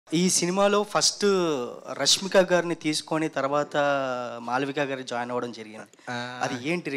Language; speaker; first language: Telugu; native; Telugu